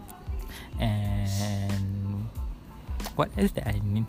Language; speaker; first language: English; non-native, local second language; Malay